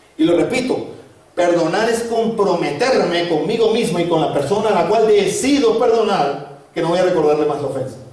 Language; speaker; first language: Spanish; native; Spanish